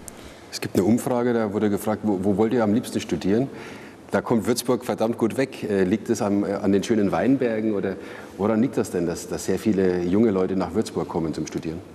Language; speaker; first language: German; native; German